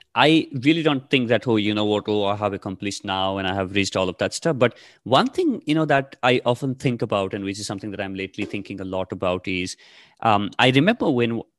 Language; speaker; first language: English; non-native, local second language; Nepali